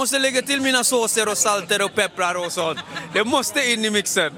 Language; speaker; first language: Swedish; native; Swedish